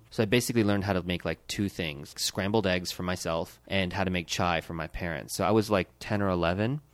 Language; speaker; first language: English; early bilingual, other home language; Gujarati